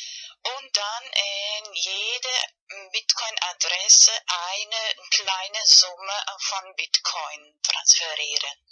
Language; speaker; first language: German; non-native, fluent; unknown